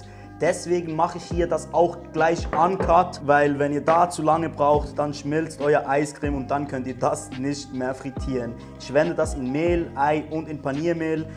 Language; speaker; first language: German; native; German